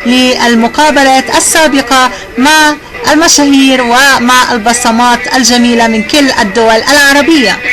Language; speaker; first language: Arabic; native; Arabic